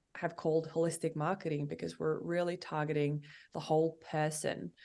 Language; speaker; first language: English; non-native, fluent; Norwegian